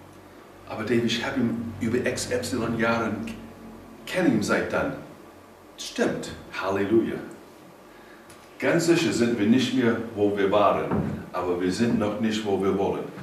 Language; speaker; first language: German; non-native, fluent; English